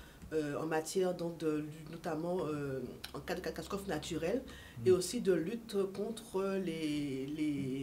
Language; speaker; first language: French; native; French